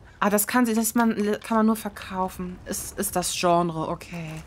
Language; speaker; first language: German; native; German